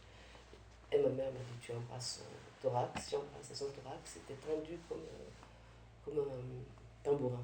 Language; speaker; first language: French; early bilingual, other home language; Arabic